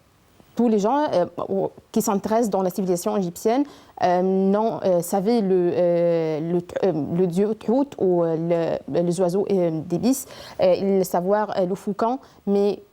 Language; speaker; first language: French; non-native, learner; Arabic